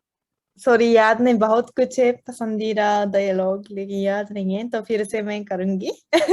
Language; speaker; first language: Hindi; non-native, fluent; Japanese